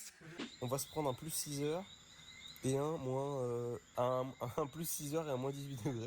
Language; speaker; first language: French; native; French